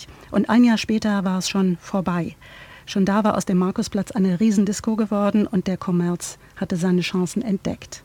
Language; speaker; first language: German; native; German